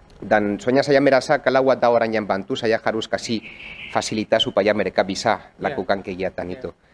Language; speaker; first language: Indonesian; non-native, fluent; Spanish